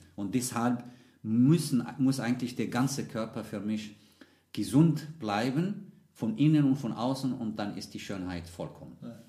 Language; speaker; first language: German; non-native, fluent; Arabic